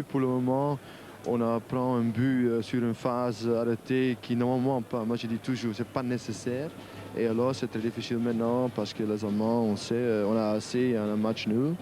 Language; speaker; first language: French; non-native, local second language; Dutch